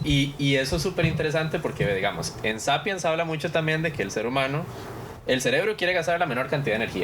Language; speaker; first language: Spanish; native; Spanish